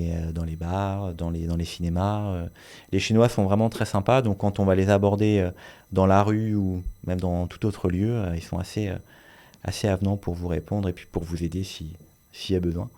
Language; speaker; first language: French; native; French